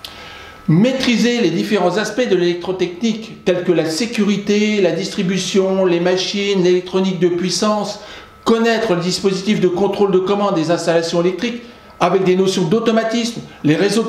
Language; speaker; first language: French; native; French